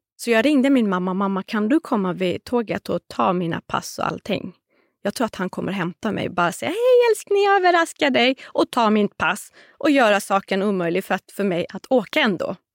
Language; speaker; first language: Swedish; non-native, fluent; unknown